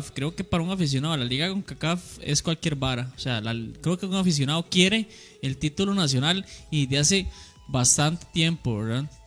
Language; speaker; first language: Spanish; native; Spanish